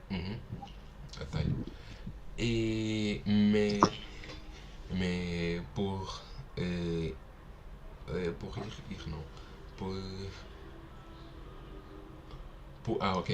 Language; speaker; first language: French; non-native, learner; Portuguese